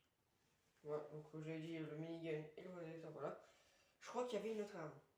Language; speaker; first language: French; native; French